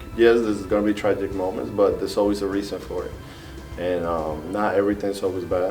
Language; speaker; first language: English; early bilingual, other home language; Spanish